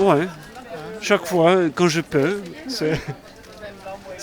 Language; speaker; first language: French; non-native, fluent; Swedish